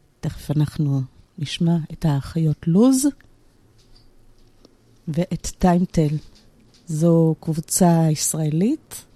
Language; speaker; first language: Hebrew; native; Hebrew